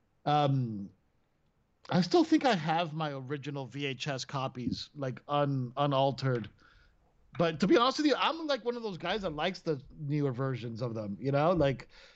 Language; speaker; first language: English; non-native, fluent; Spanish